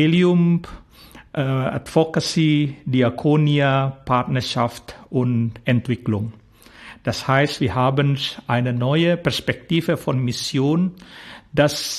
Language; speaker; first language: German; non-native, fluent; Indonesian